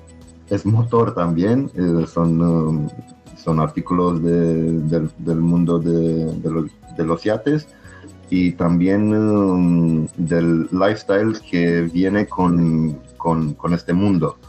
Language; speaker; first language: Spanish; non-native, fluent; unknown